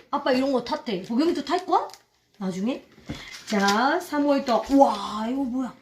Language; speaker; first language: Korean; non-native, fluent; Burmese